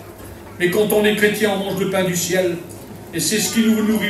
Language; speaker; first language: French; native; French